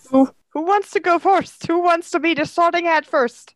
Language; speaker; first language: English; non-native, fluent; German